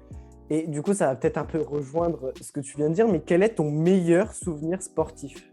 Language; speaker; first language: French; native; French